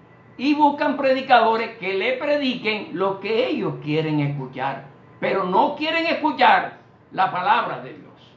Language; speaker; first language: Spanish; native; Spanish